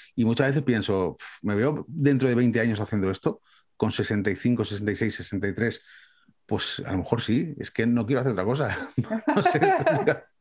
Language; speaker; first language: Spanish; native; Spanish